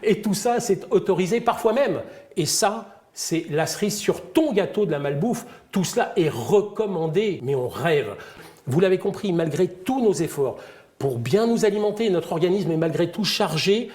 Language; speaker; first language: French; native; French